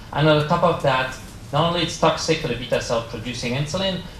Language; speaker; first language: English; non-native, fluent; French